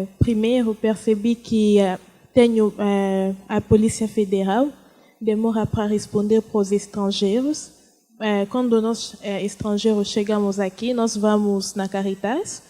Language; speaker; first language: Portuguese; non-native, fluent; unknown